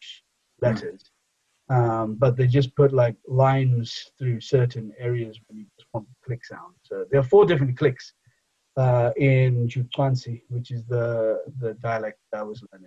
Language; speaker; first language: English; non-native, local second language; Bangla